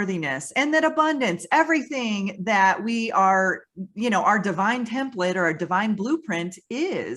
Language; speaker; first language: English; native; English